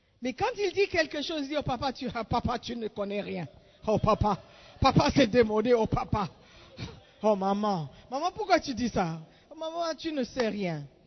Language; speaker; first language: French; non-native, fluent; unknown